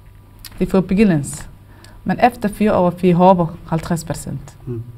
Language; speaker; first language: Danish; non-native, learner; Somali